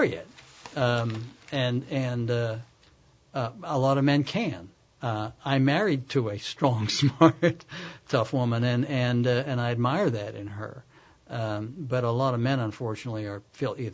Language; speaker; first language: English; native; English